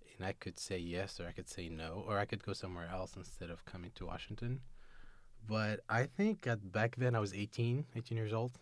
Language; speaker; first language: English; non-native, fluent; Arabic